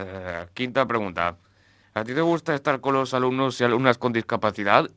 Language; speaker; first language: Spanish; native; Spanish